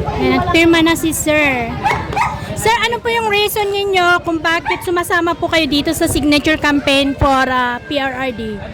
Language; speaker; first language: Filipino; native; Filipino